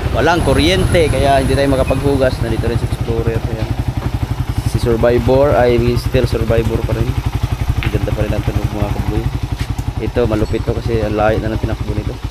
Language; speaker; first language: Filipino; non-native, local second language; Cebuano